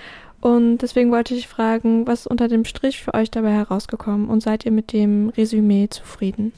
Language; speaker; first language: German; native; German